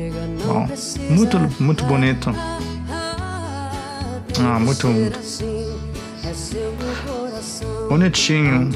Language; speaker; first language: Portuguese; non-native, fluent; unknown